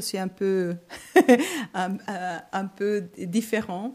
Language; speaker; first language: French; non-native, fluent; Spanish